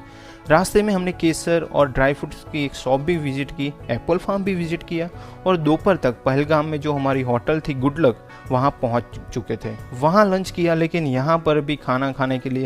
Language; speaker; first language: Hindi; native; Hindi